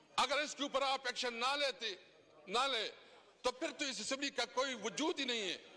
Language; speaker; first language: Urdu; non-native, local second language; Pashto